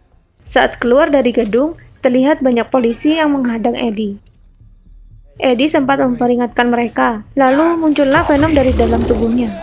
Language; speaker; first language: Indonesian; native; Indonesian